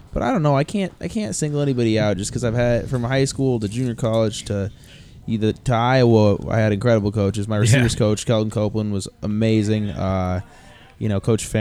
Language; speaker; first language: English; native; English